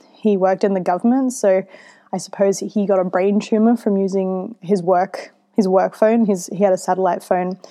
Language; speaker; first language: English; native; English